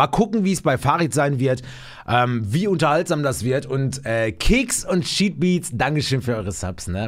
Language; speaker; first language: German; native; German